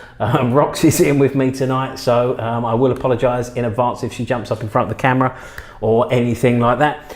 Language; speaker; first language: English; native; English